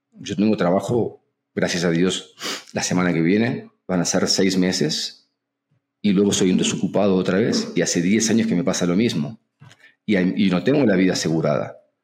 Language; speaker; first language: Spanish; native; Spanish